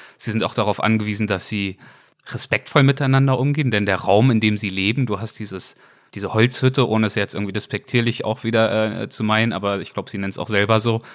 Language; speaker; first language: German; native; German